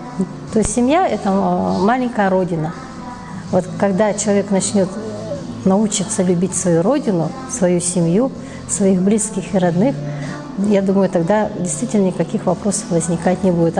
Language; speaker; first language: Russian; native; Russian